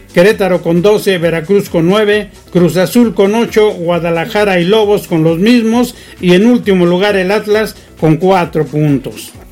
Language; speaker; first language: Spanish; native; Spanish